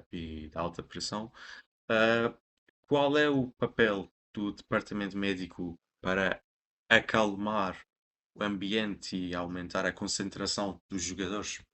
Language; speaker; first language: Portuguese; non-native, fluent; Persian